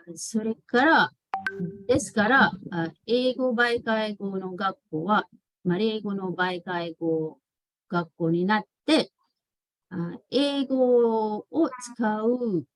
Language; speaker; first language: Japanese; non-native, fluent; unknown